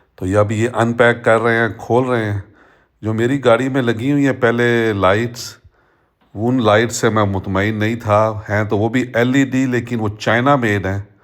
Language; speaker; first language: Urdu; non-native, local second language; Punjabi